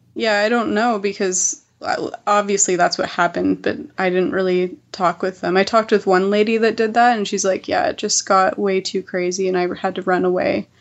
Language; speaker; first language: English; native; English